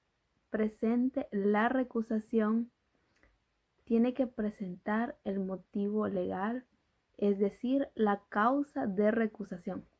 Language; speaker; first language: Spanish; native; Spanish